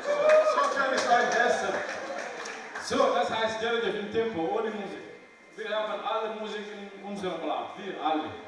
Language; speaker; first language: German; non-native, learner; Wolof